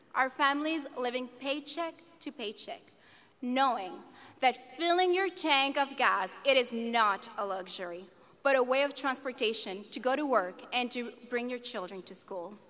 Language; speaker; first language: English; native; English